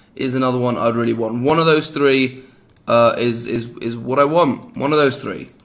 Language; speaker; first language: English; native; English